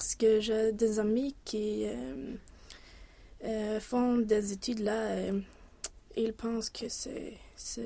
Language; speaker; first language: French; non-native, learner; Swedish